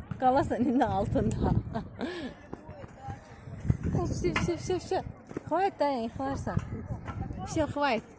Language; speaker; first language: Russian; non-native, local second language; Azerbaijani